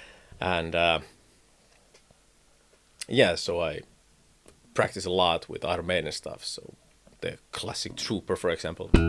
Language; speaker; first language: English; non-native, fluent; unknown